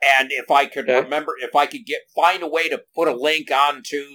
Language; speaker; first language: English; native; English